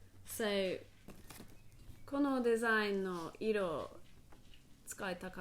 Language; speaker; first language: Japanese; non-native, learner; English